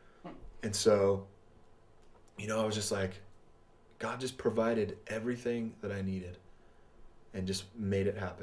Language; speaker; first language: English; native; English